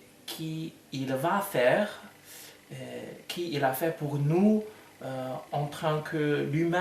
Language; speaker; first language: French; non-native, fluent; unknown